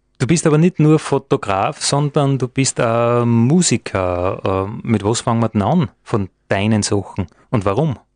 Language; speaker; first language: German; native; German